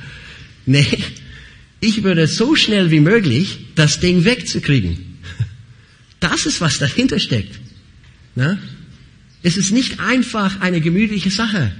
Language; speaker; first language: German; non-native, fluent; English